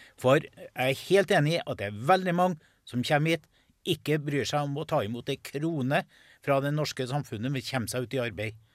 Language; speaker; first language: Norwegian; native; Norwegian